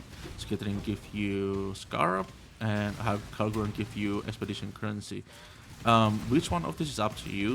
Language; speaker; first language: English; non-native, fluent; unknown